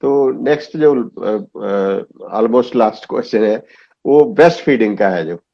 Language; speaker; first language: Hindi; non-native, local second language; Punjabi